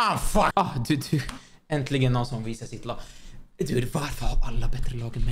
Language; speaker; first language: Swedish; native; Swedish